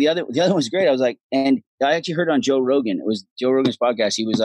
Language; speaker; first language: English; native; English